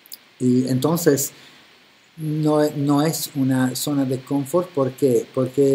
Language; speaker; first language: Spanish; non-native, fluent; Italian